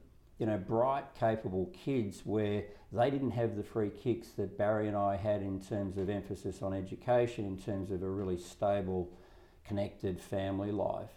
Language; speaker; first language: English; native; English